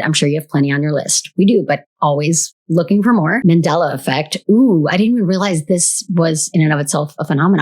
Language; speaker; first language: English; native; English